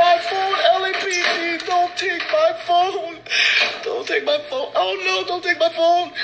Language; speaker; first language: English; native; English